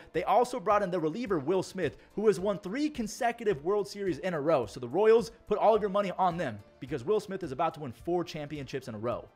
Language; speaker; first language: English; native; English